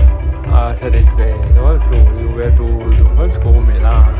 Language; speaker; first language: Portuguese; non-native, learner; Arabic